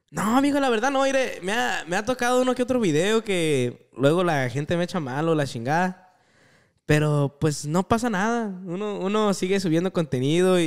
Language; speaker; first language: Spanish; native; Spanish